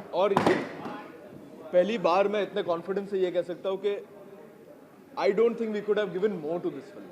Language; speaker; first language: Hindi; native; Hindi